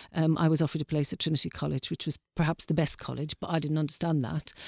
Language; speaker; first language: English; native; English